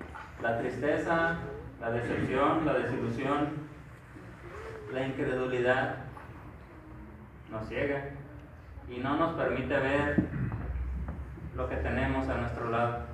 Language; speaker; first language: Spanish; native; Spanish